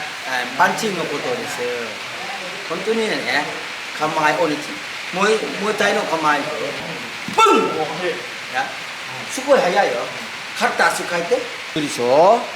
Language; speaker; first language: Japanese; non-native, learner; Thai